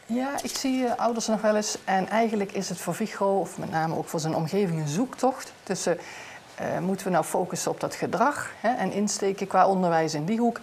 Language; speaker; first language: Dutch; native; Dutch